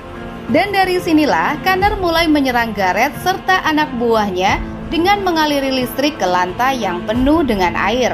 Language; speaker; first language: Indonesian; native; Indonesian